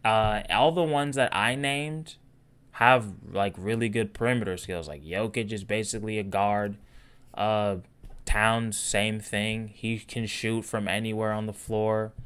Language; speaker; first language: English; native; English